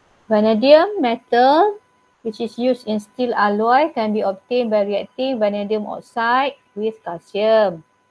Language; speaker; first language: English; non-native, local second language; Malay